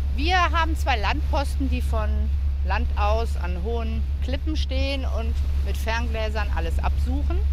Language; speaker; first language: German; native; German